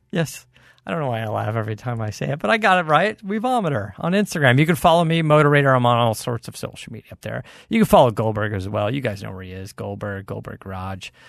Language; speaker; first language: English; native; English